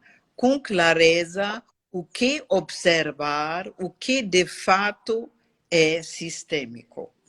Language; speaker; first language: Portuguese; non-native, learner; German